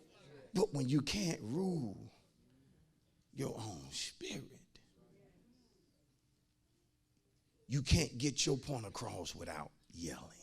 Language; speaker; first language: English; native; English